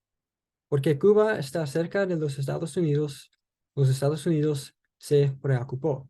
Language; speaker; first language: Spanish; non-native, learner; English